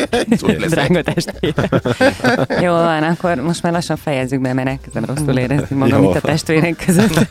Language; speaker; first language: Hungarian; native; Hungarian